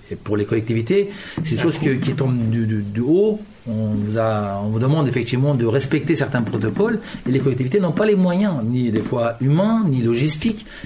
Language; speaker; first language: French; early bilingual, other home language; Turkish